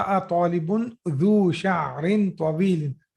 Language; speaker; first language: Arabic; non-native, fluent; Urdu